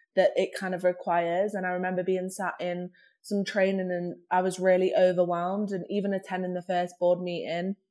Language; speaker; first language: English; native; English